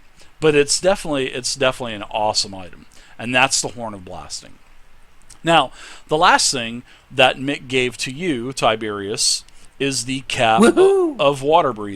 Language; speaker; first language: English; native; English